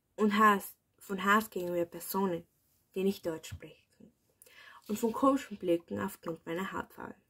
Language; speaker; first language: German; early bilingual, other home language; Spanish